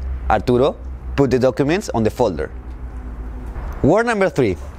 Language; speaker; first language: English; non-native, fluent; Spanish